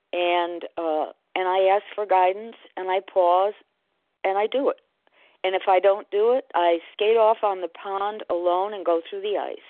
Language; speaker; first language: English; native; English